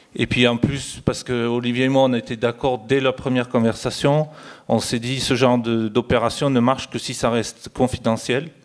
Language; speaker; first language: French; native; French